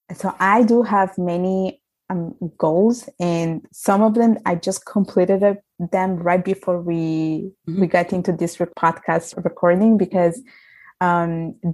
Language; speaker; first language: English; non-native, fluent; Italian